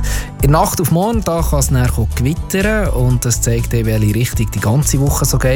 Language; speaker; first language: German; native; German